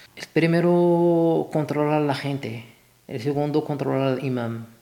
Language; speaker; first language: Spanish; non-native, learner; Arabic